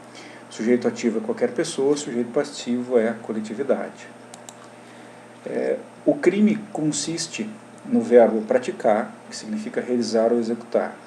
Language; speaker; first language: Portuguese; native; Portuguese